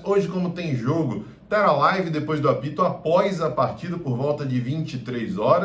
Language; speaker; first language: Portuguese; native; Portuguese